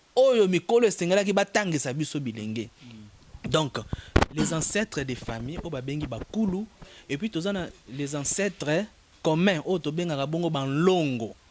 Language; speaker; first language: Lingala; non-native, local second language; Kongo